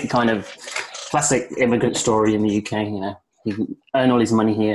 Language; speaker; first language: English; native; English